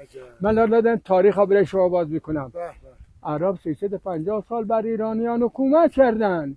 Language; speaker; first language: Persian; native; Persian